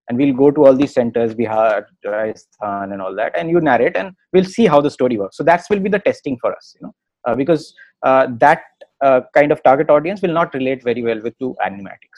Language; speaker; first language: English; non-native, local second language; Hindi